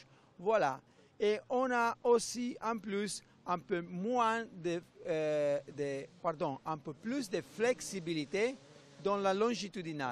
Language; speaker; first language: French; non-native, fluent; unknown